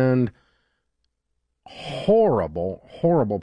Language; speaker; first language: English; native; English